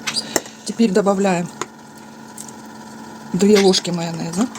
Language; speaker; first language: Russian; native; Russian